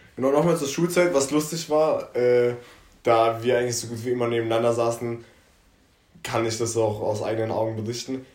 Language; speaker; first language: German; native; German